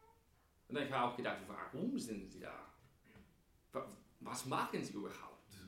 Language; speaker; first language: German; non-native, fluent; English